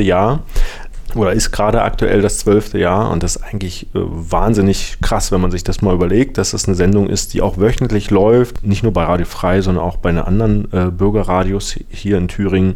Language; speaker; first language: German; native; German